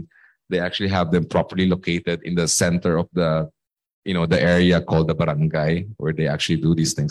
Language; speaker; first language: English; non-native, local second language; Filipino